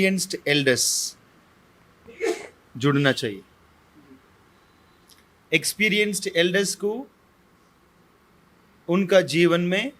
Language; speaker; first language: Hindi; non-native, local second language; Tamil